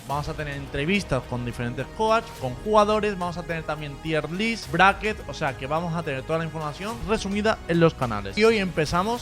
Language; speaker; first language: Spanish; native; Spanish